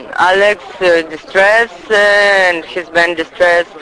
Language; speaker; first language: English; non-native, fluent; Russian